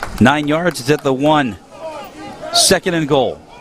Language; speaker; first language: English; native; English